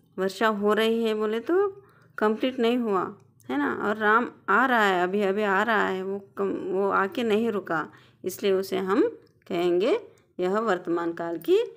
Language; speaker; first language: Hindi; non-native, local second language; Telugu